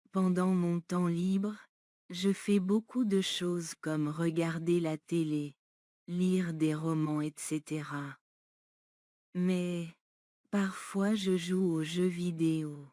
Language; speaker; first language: French; non-native, learner; Bangla